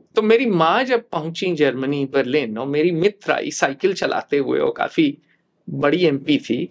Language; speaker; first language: Hindi; native; Hindi